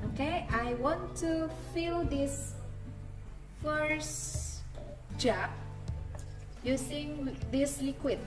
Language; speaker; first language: English; non-native, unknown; Indonesian